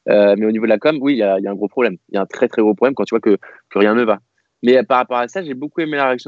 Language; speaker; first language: French; native; French